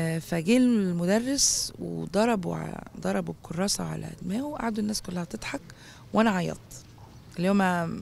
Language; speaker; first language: Arabic; native; Arabic